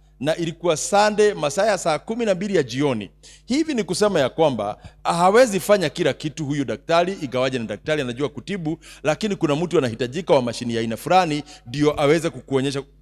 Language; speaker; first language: Swahili; non-native, local second language; Kikuyu